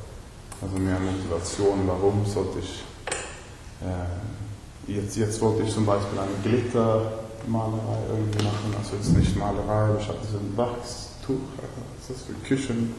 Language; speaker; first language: German; non-native, learner; Swedish